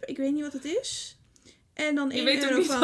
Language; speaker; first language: Dutch; native; Dutch